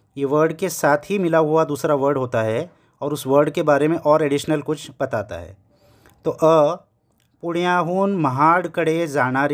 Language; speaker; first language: Hindi; native; Hindi